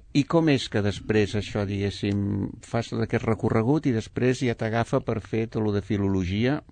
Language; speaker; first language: Catalan; native; Catalan